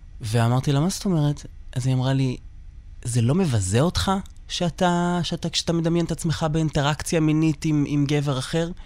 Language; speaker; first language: Hebrew; non-native, local second language; Arabic